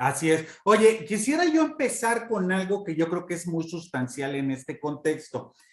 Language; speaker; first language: Spanish; native; Spanish